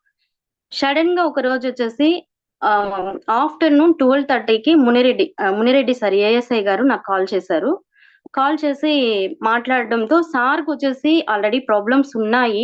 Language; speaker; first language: Telugu; native; Telugu